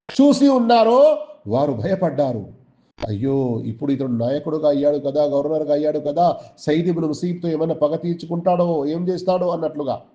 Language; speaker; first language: Telugu; non-native, local second language; Urdu